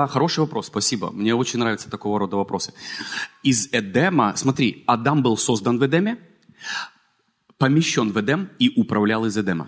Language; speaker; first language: Russian; native; Russian